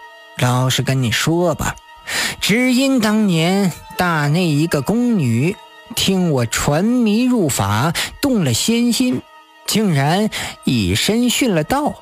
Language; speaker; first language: Chinese; native; Chinese